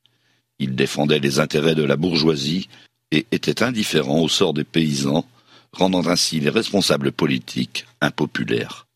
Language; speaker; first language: French; native; French